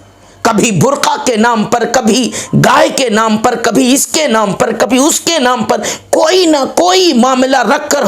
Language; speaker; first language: Urdu; native; Urdu